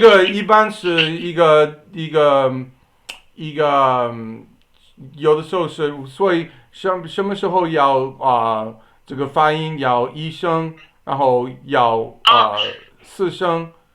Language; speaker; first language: Chinese; non-native, learner; English